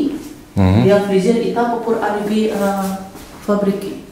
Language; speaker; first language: French; non-native, local second language; Arabic